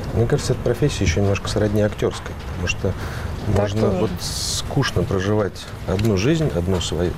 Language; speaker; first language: Russian; native; Russian